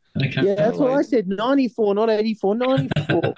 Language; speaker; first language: English; native; English